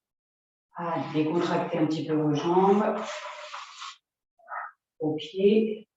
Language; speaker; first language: French; native; French